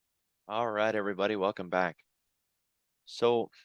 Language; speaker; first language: English; native; English